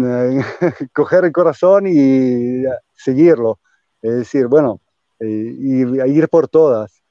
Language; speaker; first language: Spanish; non-native, fluent; Italian